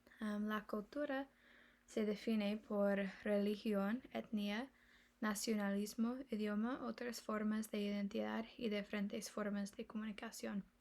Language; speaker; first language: Spanish; non-native, learner; English